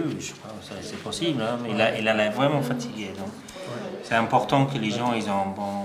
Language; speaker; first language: French; non-native, fluent; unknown